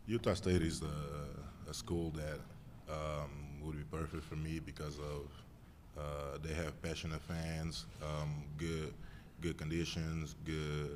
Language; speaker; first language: English; non-native, fluent; Portuguese